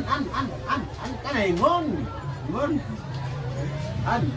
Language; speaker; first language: Vietnamese; non-native, learner; Portuguese